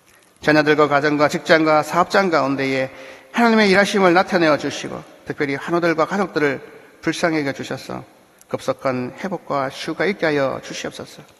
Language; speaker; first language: Korean; native; Korean